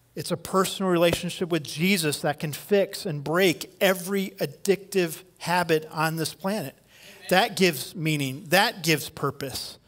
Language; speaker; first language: English; native; English